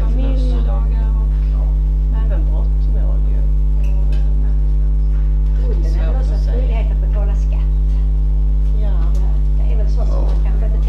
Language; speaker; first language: Swedish; native; Swedish